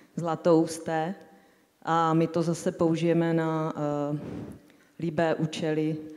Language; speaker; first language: Czech; native; Czech